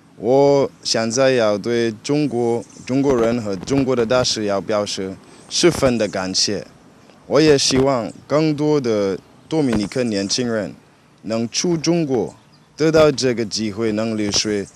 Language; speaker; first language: Chinese; non-native, fluent; English